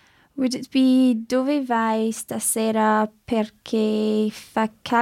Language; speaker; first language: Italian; non-native, learner; English